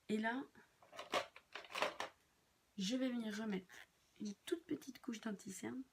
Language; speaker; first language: French; native; French